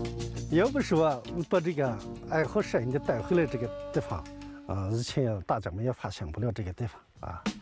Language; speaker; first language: Chinese; native; Chinese